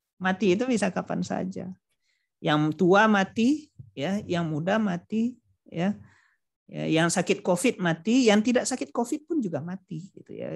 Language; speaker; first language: Indonesian; non-native, local second language; Minangkabau